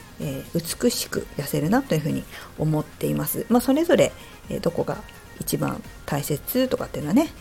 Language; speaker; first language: Japanese; native; Japanese